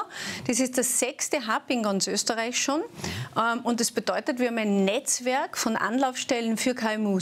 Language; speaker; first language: German; native; German